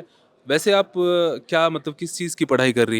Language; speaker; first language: Hindi; native; Hindi